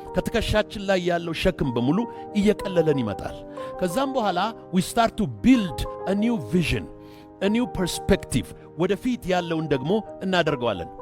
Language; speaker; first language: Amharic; non-native, local second language; Oromo